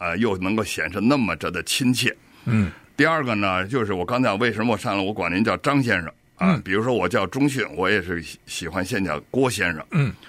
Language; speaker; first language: Chinese; native; Chinese